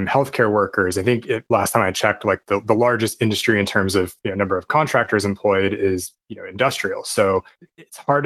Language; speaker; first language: English; native; English